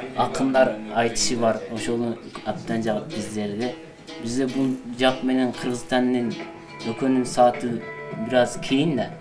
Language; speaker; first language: Kyrgyz; early bilingual, heritage; Kyrgyz